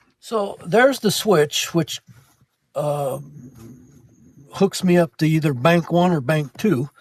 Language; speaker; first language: English; native; English